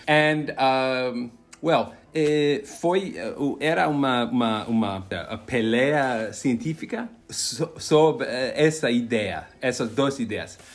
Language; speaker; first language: Spanish; non-native, learner; English